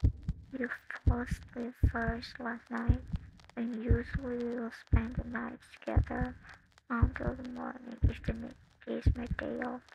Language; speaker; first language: English; non-native, learner; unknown